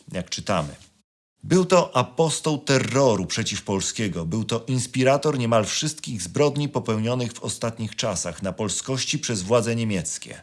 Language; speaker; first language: Polish; native; Polish